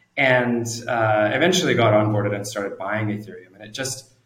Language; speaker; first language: English; native; English